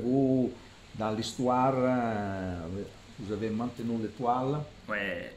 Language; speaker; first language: French; non-native, fluent; Italian